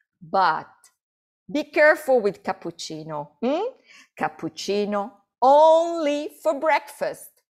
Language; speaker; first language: English; non-native, fluent; Italian